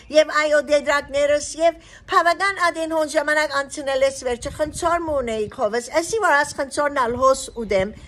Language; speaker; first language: Armenian; early bilingual, heritage; Armenian